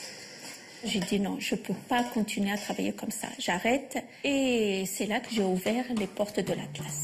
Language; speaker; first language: French; non-native, local second language; Arabic